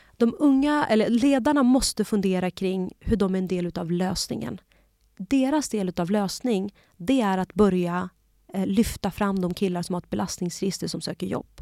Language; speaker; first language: Swedish; early bilingual, other home language; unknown